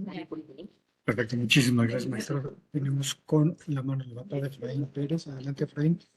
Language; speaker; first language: Spanish; native; Spanish